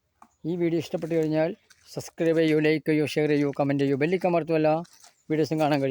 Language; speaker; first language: Malayalam; native; Malayalam